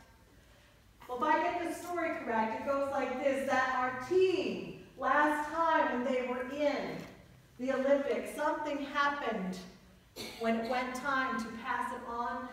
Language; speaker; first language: English; native; English